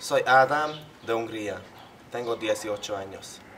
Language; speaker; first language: Spanish; non-native, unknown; Hungarian